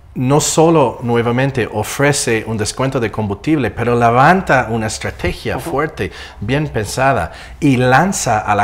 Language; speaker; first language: Spanish; non-native, fluent; English